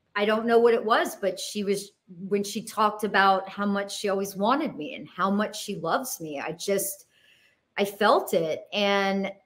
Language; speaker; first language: English; native; English